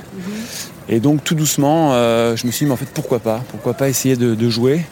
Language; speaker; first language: French; native; French